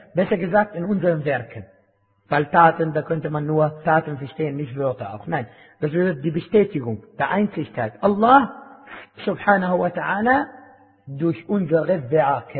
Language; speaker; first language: German; non-native, fluent; Arabic